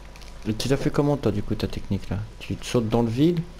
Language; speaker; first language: French; native; French